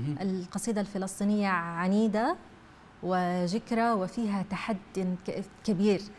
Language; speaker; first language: Arabic; native; Arabic